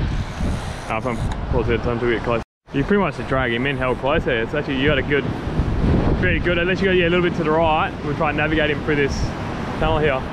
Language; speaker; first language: English; native; English